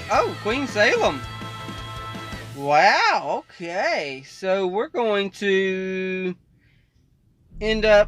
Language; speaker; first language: English; native; English